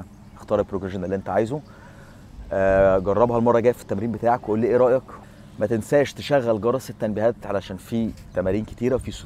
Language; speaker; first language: Arabic; native; Arabic